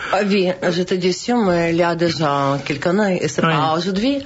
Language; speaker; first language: French; non-native, learner; Russian